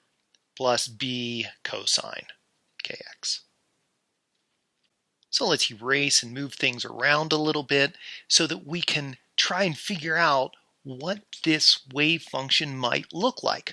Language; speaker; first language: English; native; English